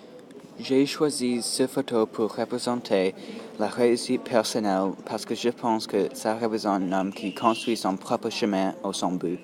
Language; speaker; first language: French; non-native, local second language; English